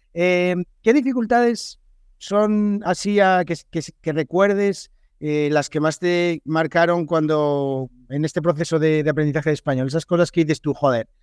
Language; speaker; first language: Spanish; native; Spanish